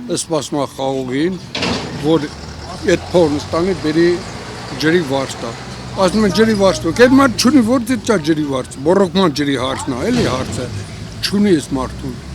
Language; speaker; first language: Armenian; native; Armenian